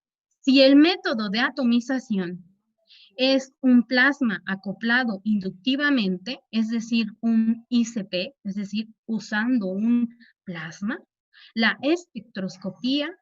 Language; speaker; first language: Spanish; native; Spanish